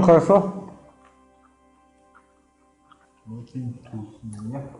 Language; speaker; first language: Russian; native; Russian